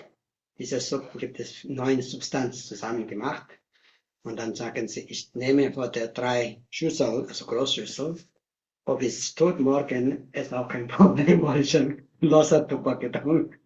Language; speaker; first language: German; non-native, learner; Tibetan